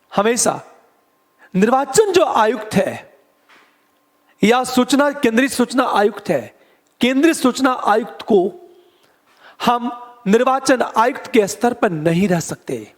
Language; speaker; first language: Hindi; native; Hindi